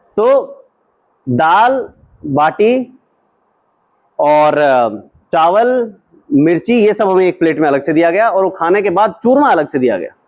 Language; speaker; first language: Hindi; native; Hindi